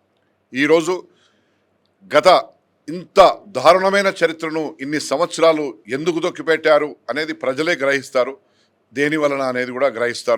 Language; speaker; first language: Telugu; native; Telugu